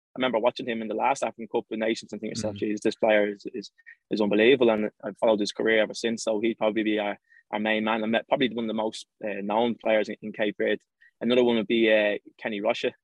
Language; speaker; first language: English; native; English